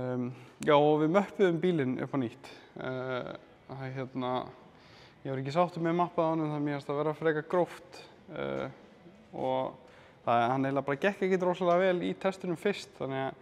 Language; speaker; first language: Icelandic; native; Icelandic